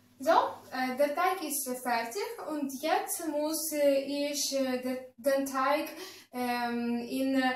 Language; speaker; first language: German; non-native, learner; Russian